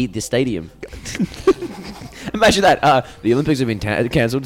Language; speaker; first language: English; native; English